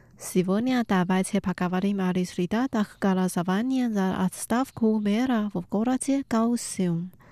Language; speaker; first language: Russian; non-native, learner; Chinese